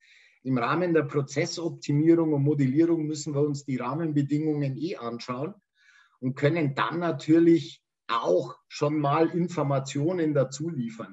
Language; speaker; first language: German; native; German